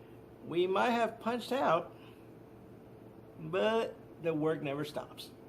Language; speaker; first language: English; native; English